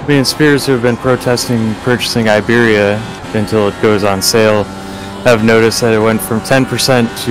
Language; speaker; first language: English; native; English